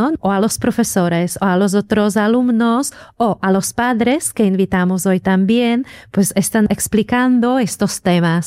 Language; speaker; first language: Spanish; non-native, fluent; Slovak